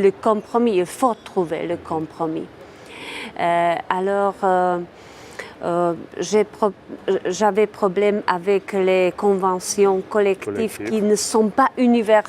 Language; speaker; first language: French; non-native, fluent; Czech